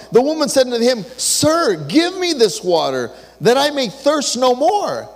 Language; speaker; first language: English; early bilingual, other home language; Spanish